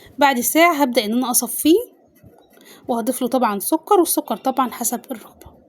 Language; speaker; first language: Arabic; native; Arabic